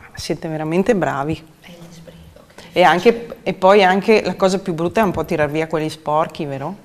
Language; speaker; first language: Italian; native; Italian